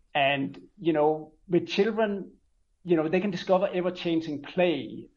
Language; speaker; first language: English; non-native, fluent; Danish